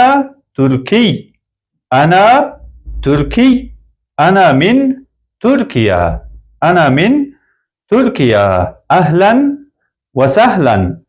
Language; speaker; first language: Arabic; non-native, fluent; Persian